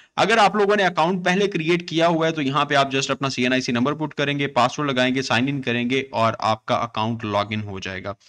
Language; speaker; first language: Urdu; non-native, local second language; Punjabi